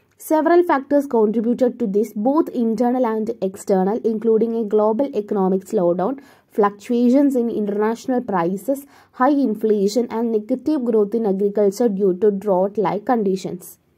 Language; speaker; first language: English; non-native, local second language; Malayalam